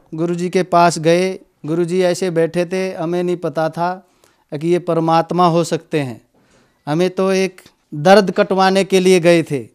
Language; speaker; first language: Hindi; native; Hindi